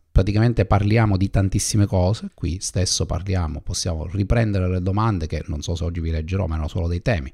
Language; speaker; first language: Italian; native; Italian